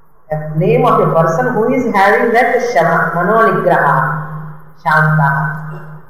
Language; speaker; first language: English; non-native, local second language; Tamil